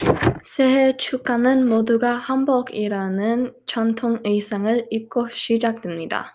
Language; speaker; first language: Korean; early bilingual, heritage; Korean